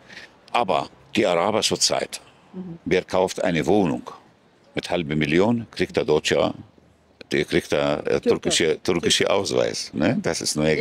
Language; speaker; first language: German; non-native, fluent; Arabic